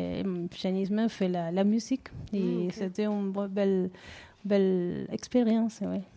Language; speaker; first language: French; non-native, learner; Spanish